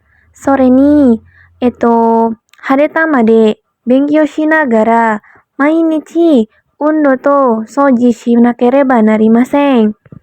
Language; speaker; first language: Japanese; non-native, learner; Indonesian